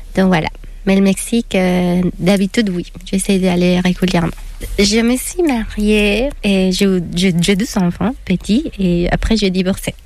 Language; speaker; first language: French; non-native, fluent; Spanish